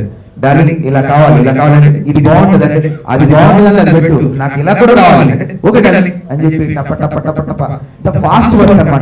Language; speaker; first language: Telugu; native; Telugu